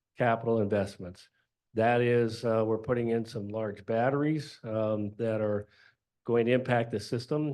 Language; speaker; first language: English; native; English